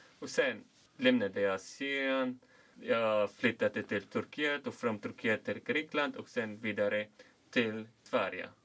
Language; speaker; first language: Swedish; non-native, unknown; Arabic